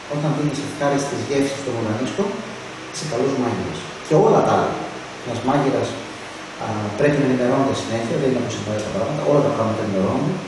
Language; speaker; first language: Greek; early bilingual, other home language; German